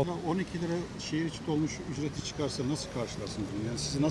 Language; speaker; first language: Turkish; native; Turkish